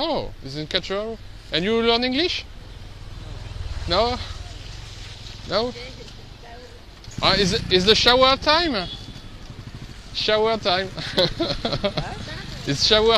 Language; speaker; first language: English; non-native, learner; French